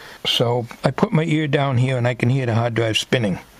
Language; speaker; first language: English; native; English